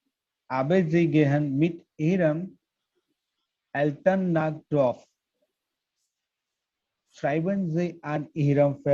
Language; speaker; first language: German; non-native, learner; Gujarati